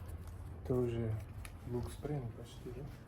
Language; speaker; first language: Russian; non-native, fluent; French